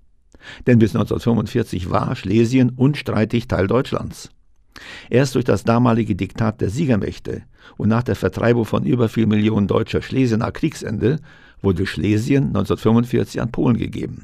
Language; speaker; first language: German; native; German